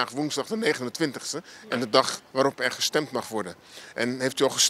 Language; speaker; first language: Dutch; native; Dutch